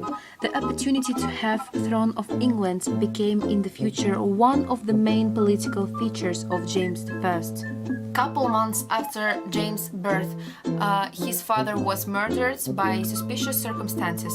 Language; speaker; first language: English; non-native, learner; Russian